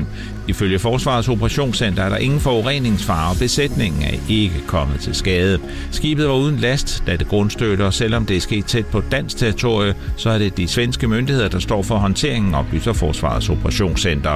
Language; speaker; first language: Danish; native; Danish